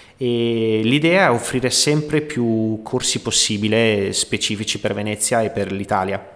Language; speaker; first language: Italian; native; Italian